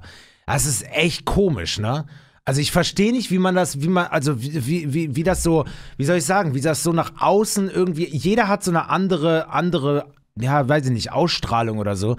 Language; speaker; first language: German; native; German